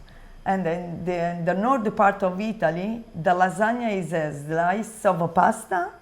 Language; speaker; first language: English; non-native, learner; Italian